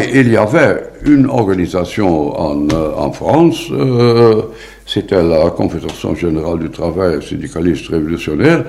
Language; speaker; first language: French; non-native, fluent; Dutch